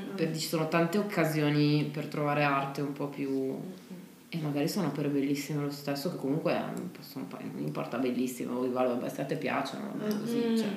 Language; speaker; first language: Italian; native; Italian